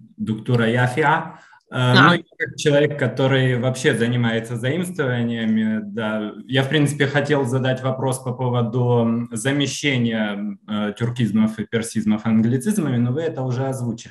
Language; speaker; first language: Russian; native; Russian